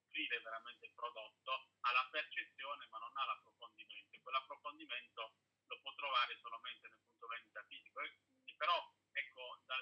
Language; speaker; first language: Italian; native; Italian